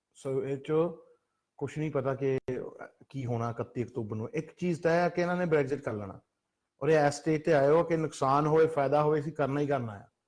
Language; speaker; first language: Punjabi; early bilingual, heritage; Punjabi